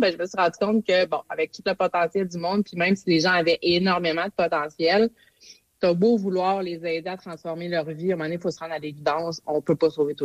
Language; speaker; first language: French; native; French